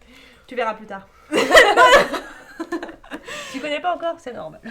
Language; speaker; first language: French; native; French